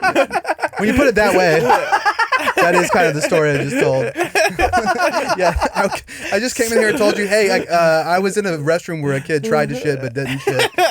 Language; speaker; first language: English; native; English